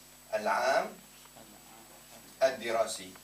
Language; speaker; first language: Arabic; non-native, fluent; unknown